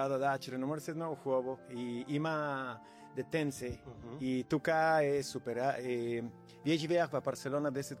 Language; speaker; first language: Bulgarian; non-native, learner; Spanish